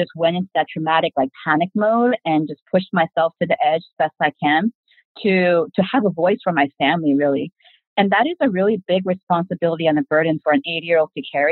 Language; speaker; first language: English; early bilingual, other home language; Korean